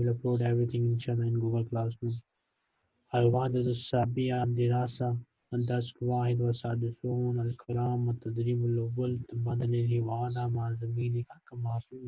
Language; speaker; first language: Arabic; non-native, fluent; Urdu